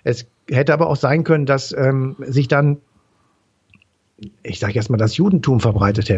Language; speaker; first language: German; native; German